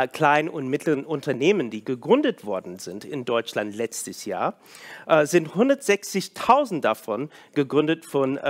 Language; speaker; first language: German; non-native, fluent; English